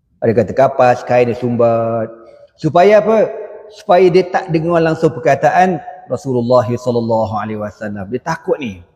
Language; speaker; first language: Malay; native; Malay